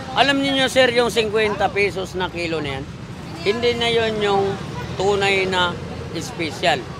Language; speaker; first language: Filipino; native; Filipino